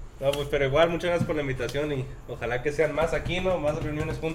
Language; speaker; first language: Spanish; native; Spanish